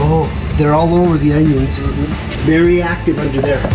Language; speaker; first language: English; native; English